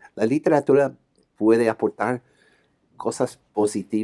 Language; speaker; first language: Spanish; non-native, fluent; English